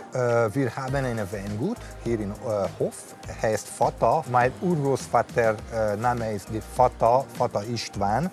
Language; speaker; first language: German; non-native, learner; Hungarian